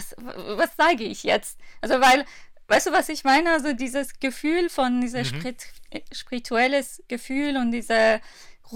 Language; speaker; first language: German; non-native, fluent; Persian